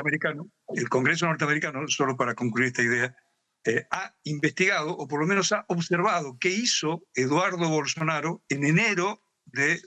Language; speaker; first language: Spanish; native; Spanish